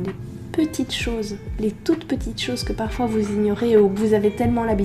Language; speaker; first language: French; native; French